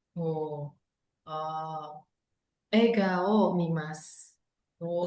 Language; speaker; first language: Japanese; non-native, learner; Indonesian